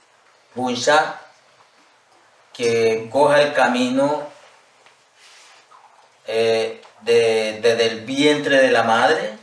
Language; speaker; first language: Spanish; non-native, local second language; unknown